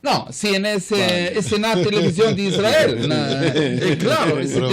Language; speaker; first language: Spanish; non-native, learner; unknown